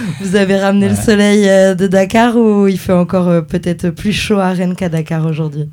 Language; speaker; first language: French; native; French